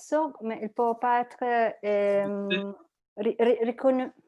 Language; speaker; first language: French; non-native, learner; Italian